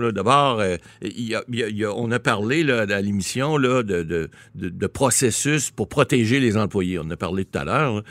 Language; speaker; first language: French; native; French